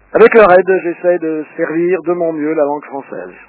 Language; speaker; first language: French; early bilingual, other home language; Russian